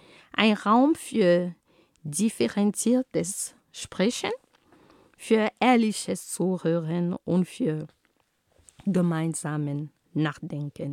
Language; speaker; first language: German; non-native, fluent; Ghomala